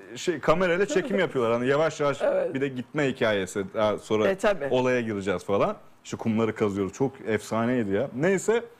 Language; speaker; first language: Turkish; native; Turkish